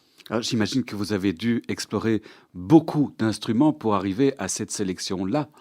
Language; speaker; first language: French; native; French